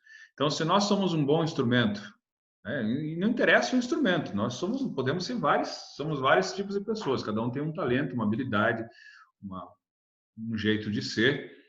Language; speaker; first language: Portuguese; native; Portuguese